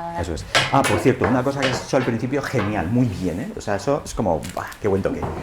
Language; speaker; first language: Spanish; native; Spanish